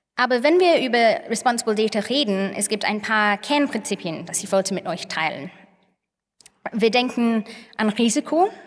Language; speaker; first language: German; non-native, fluent; English